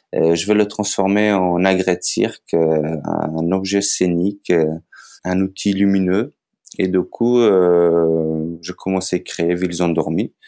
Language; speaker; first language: French; non-native, fluent; Macedonian